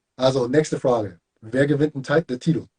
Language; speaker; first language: German; non-native, learner; English